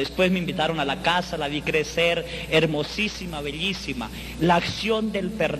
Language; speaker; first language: Spanish; native; Spanish